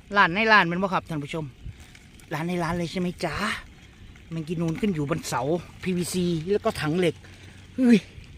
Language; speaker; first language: Thai; native; Thai